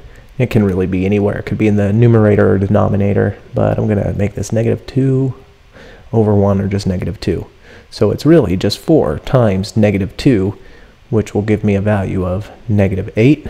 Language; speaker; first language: English; native; English